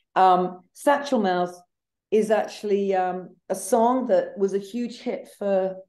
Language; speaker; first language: English; native; English